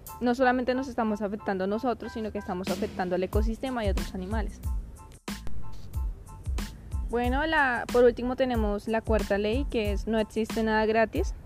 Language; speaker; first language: Spanish; native; Spanish